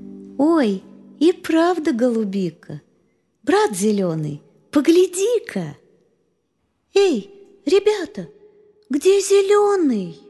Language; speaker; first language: Russian; native; Russian